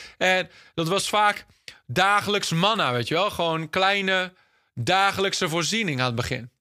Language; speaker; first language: Dutch; non-native, fluent; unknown